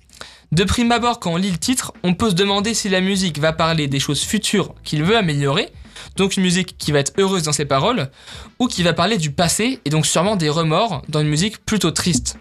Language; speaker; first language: French; native; French